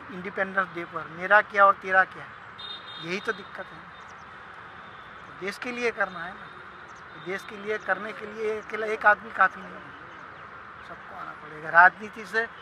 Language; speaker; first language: Hindi; non-native, local second language; Gujarati